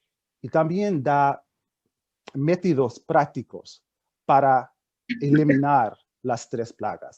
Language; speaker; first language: Spanish; non-native, fluent; English